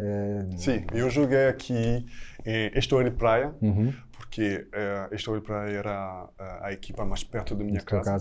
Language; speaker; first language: Portuguese; non-native, fluent; French